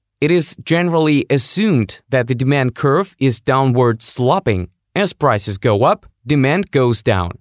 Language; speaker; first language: English; non-native, fluent; Russian